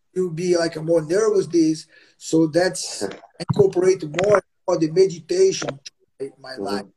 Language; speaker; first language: English; non-native, learner; Portuguese